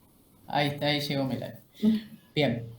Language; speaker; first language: Spanish; native; Spanish